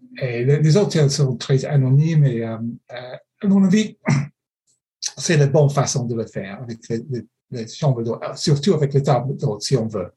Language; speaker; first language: French; non-native, fluent; English